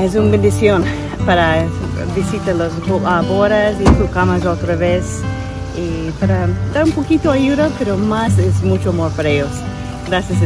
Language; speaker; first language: Spanish; non-native, learner; English